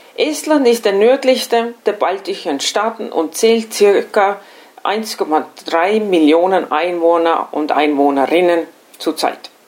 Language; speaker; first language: German; non-native, fluent; Estonian